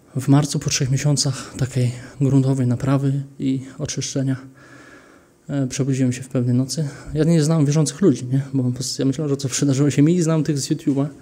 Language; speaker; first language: Polish; early bilingual, heritage; Polish